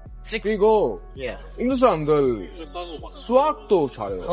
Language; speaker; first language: Korean; non-native, learner; Hindi